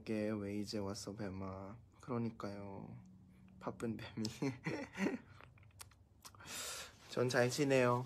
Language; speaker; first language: Korean; non-native, fluent; Thai